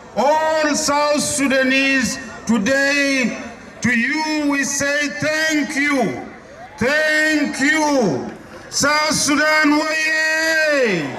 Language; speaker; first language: English; non-native, fluent; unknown